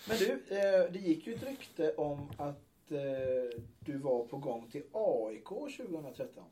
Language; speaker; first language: Swedish; native; Swedish